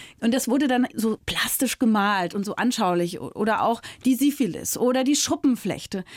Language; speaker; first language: German; native; German